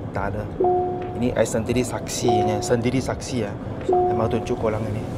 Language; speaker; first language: Malay; non-native, local second language; Chinese